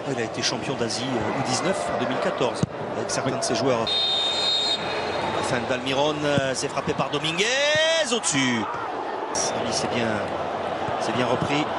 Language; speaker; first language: French; native; French